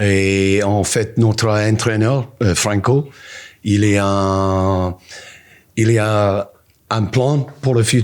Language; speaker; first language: French; non-native, learner; English